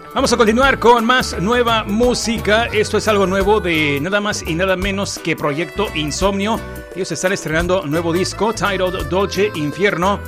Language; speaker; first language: Spanish; early bilingual, heritage; Spanish